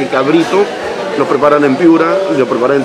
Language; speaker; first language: Spanish; native; Spanish